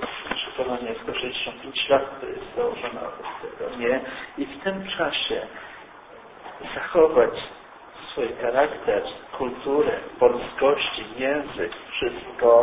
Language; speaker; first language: Polish; early bilingual, heritage; Polish